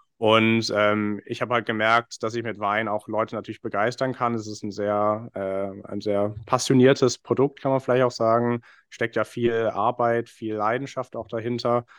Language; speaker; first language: German; non-native, fluent; English